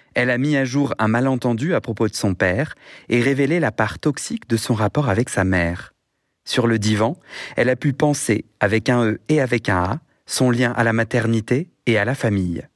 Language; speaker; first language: French; native; French